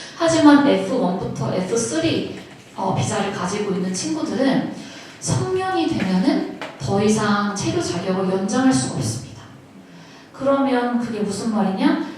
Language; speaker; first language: Korean; early bilingual, other home language; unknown